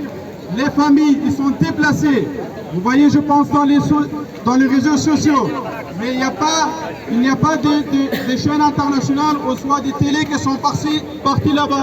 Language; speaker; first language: French; non-native, fluent; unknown